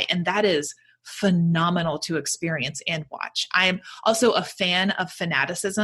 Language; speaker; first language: English; native; English